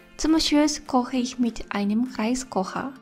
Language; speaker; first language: German; non-native, fluent; Japanese